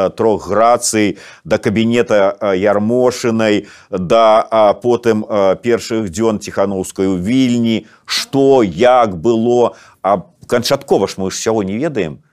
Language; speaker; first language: Belarusian; native; Belarusian